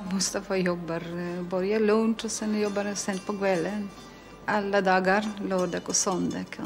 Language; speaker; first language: Swedish; non-native, learner; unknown